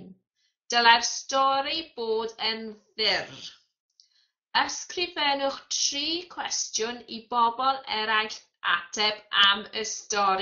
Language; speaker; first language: Welsh; non-native, fluent; English